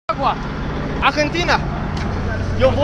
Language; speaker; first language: Spanish; non-native, learner; English